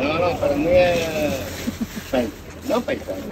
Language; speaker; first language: Spanish; non-native, learner; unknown